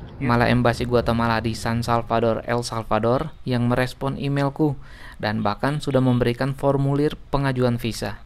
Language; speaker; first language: Indonesian; native; Indonesian